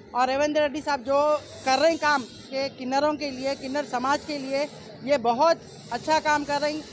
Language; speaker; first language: Hindi; non-native, local second language; Urdu